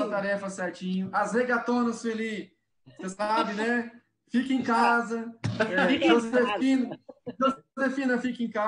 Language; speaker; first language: Portuguese; native; Portuguese